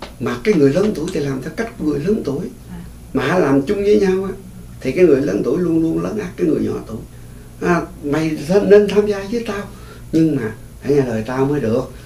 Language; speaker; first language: Vietnamese; native; Vietnamese